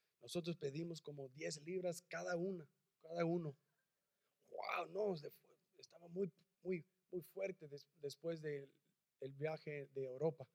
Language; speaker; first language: Spanish; early bilingual, heritage; English